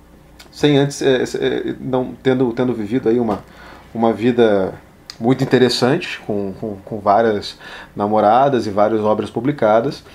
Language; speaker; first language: Portuguese; native; Portuguese